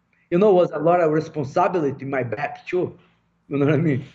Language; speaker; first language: English; non-native, fluent; Portuguese